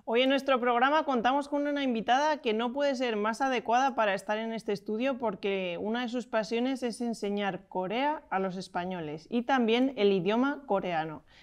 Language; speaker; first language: Spanish; native; Spanish